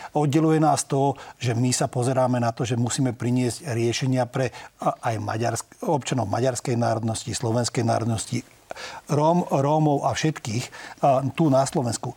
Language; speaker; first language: Slovak; non-native, local second language; Hungarian